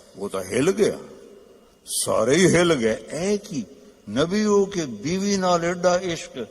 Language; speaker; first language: Urdu; non-native, local second language; Punjabi